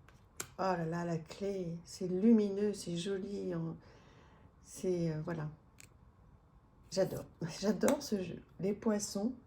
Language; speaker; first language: French; native; French